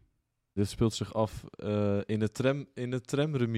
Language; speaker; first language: Dutch; native; Dutch